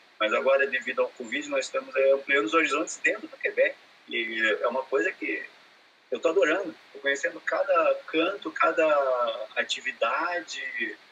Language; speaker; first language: Portuguese; native; Portuguese